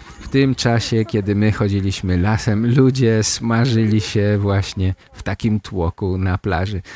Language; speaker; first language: Polish; native; Polish